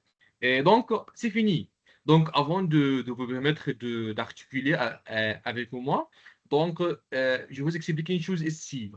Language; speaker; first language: French; non-native, local second language; Arabic